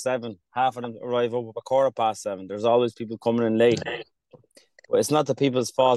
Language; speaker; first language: English; early bilingual, other home language; Kurdish